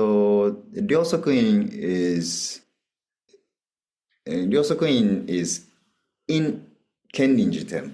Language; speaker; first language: English; non-native, learner; Japanese